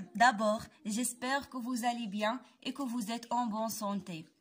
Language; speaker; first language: French; non-native, local second language; Arabic